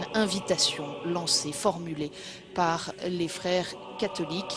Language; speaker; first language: French; native; French